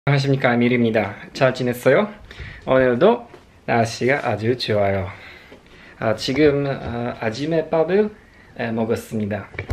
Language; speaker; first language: Korean; non-native, learner; Polish